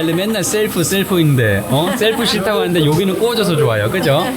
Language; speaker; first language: Korean; native; Korean